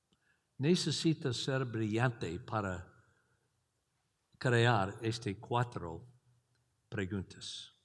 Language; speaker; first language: Spanish; non-native, learner; English